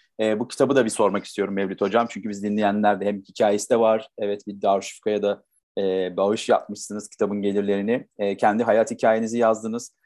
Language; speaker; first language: Turkish; native; Turkish